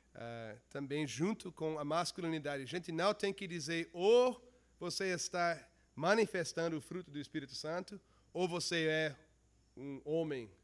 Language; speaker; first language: Portuguese; non-native, fluent; English